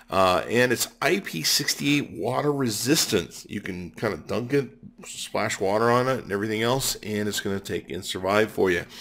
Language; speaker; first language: English; native; English